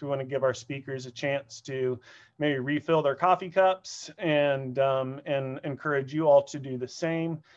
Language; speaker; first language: English; native; English